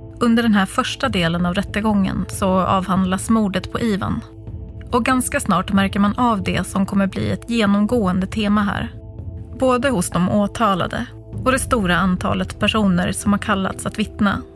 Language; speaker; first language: Swedish; native; Swedish